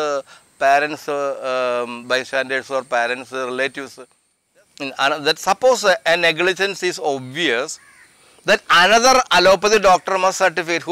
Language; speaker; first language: English; non-native, local second language; Malayalam